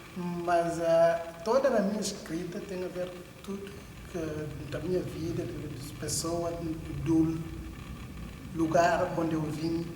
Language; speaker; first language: Portuguese; non-native, local second language; Upper Guinea Crioulo